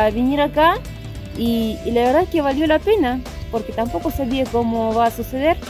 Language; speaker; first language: Spanish; non-native, fluent; Russian